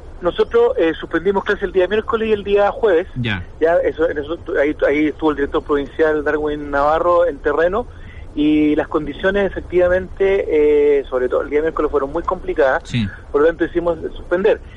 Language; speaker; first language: Spanish; native; Spanish